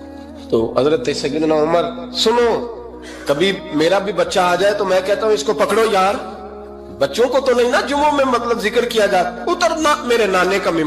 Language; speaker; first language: Urdu; native; Urdu